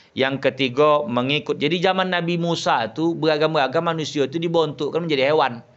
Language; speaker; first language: Malay; native; Malay